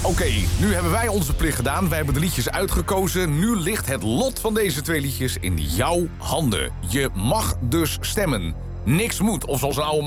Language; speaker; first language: Dutch; native; Dutch